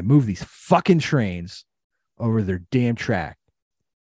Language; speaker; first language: English; native; English